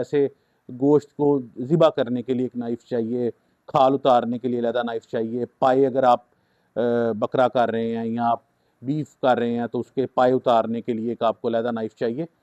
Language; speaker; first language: Urdu; native; Urdu